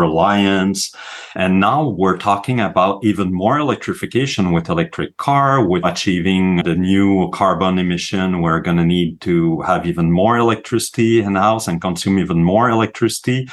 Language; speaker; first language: English; non-native, fluent; French